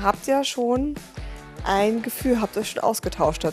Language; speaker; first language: German; native; German